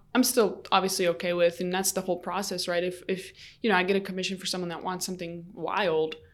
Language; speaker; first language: English; early bilingual, other home language; Arabic